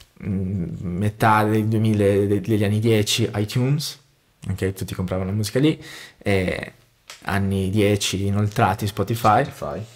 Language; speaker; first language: Italian; non-native, fluent; Portuguese